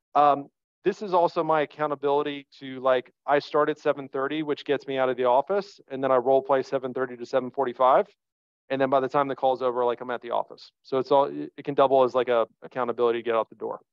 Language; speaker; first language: English; native; English